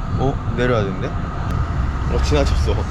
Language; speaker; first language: Korean; native; Korean